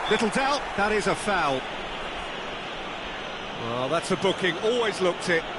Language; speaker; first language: English; native; English